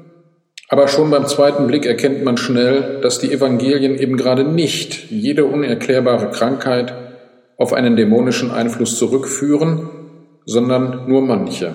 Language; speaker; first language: German; native; German